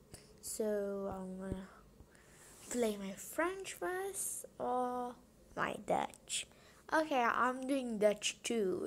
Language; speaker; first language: English; non-native, fluent; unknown